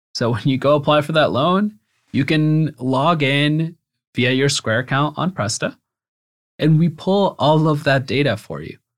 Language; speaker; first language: English; early bilingual, other home language; Spanish